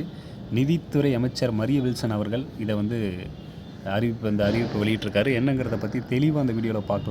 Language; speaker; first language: Tamil; native; Tamil